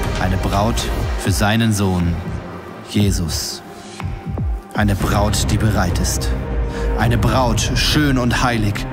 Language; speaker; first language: German; native; German